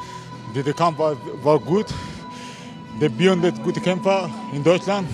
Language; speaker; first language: German; non-native, learner; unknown